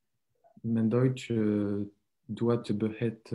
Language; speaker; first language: Albanian; non-native, learner; French